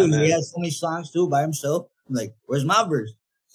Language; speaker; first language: English; non-native, fluent; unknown